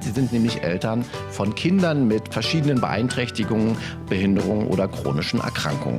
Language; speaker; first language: German; native; German